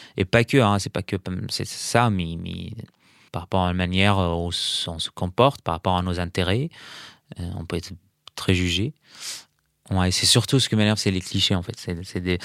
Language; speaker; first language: French; non-native, fluent; Arabic